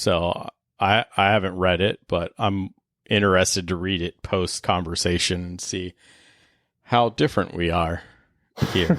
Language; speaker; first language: English; native; English